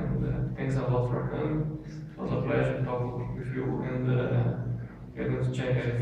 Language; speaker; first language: English; non-native, learner; Portuguese